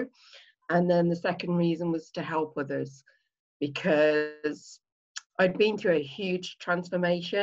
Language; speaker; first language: English; native; English